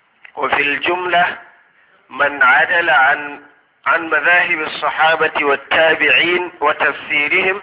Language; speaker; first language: Arabic; non-native, fluent; Hausa